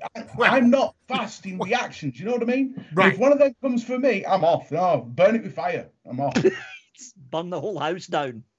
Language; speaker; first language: English; native; English